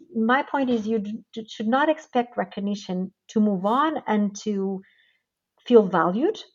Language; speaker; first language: English; non-native, fluent; Portuguese